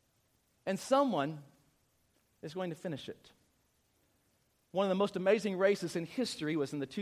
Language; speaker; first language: English; native; English